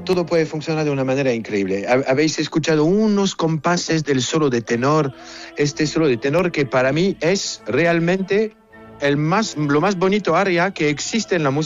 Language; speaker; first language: Spanish; non-native, fluent; French